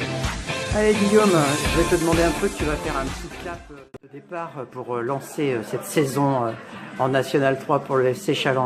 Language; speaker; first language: French; native; French